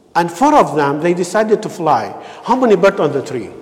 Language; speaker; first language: English; non-native, learner; Arabic